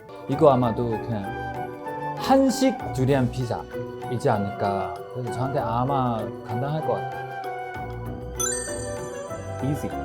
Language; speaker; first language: Korean; non-native, fluent; Chinese